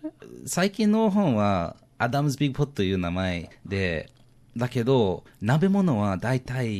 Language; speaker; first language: Japanese; non-native, learner; English